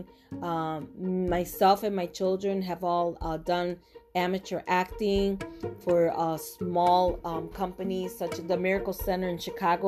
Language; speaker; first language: English; non-native, fluent; Spanish